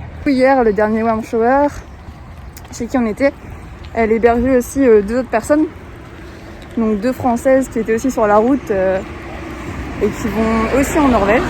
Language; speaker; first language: French; native; French